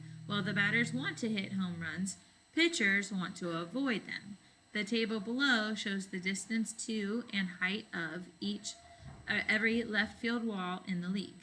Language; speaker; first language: English; native; English